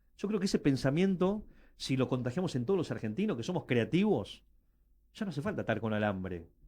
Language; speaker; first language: Spanish; early bilingual, other home language; Chinese